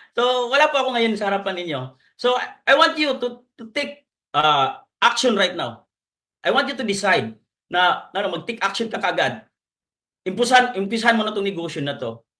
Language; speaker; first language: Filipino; non-native, local second language; Cebuano